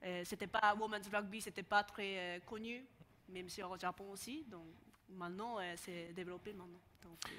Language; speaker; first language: French; non-native, learner; Japanese